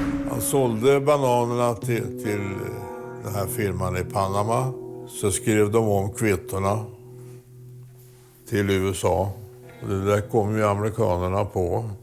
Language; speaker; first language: Swedish; native; Swedish